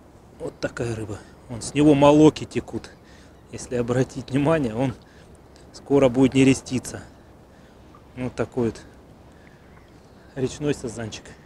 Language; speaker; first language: Russian; native; Russian